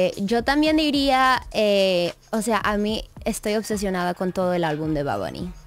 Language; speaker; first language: Spanish; early bilingual, heritage; English